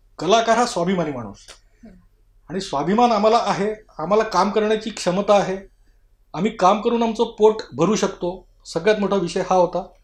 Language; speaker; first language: Marathi; native; Marathi